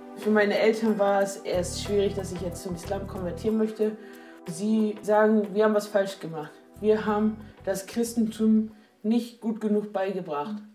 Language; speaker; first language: German; native; German